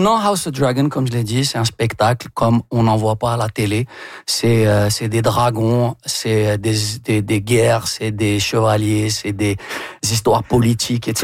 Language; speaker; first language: French; native; French